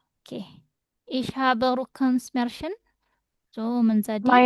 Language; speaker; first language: German; non-native, fluent; Indonesian